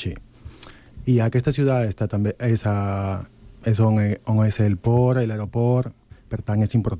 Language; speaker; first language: Catalan; non-native, learner; Spanish